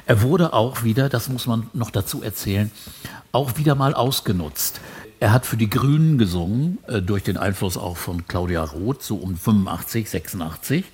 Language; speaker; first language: German; native; German